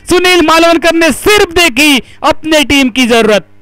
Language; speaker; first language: Hindi; non-native, local second language; Marathi